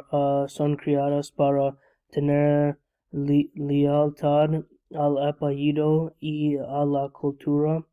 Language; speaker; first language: Spanish; non-native, learner; English